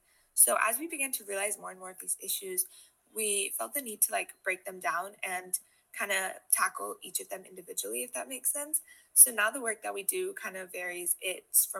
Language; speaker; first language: English; non-native, local second language; Hindi